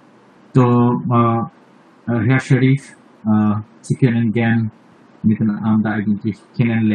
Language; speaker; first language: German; non-native, fluent; Bangla